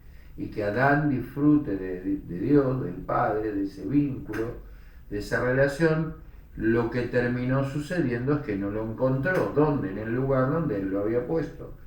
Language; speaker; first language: Spanish; native; Spanish